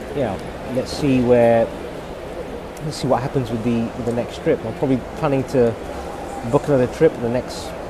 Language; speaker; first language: English; native; English